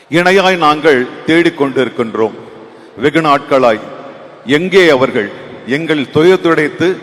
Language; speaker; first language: Tamil; native; Tamil